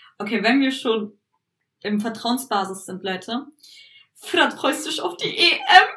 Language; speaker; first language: German; early bilingual, other home language; Turkish